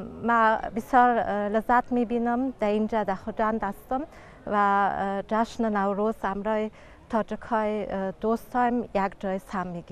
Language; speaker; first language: Persian; early bilingual, heritage; Persian